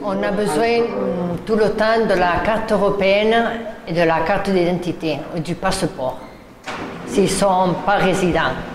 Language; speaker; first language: French; non-native, learner; Spanish